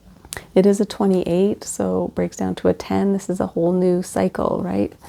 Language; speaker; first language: English; native; English